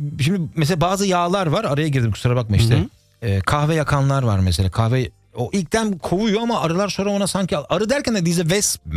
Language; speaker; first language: Turkish; early bilingual, heritage; Turkish